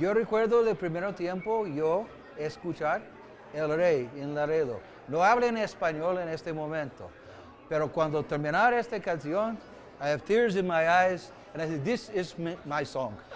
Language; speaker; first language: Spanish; non-native, learner; English